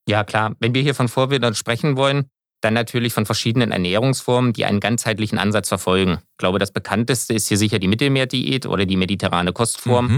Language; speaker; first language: German; native; German